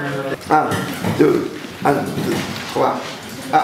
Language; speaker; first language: French; non-native, learner; Japanese